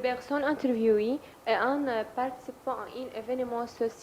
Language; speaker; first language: French; non-native, learner; Arabic